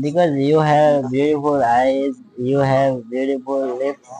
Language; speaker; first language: English; non-native, learner; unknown